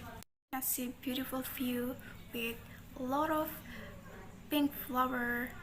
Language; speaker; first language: English; non-native, learner; Indonesian